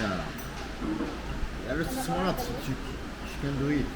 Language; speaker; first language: English; non-native, learner; Korean